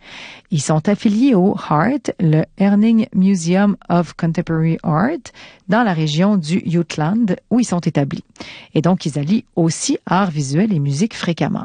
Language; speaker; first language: French; native; French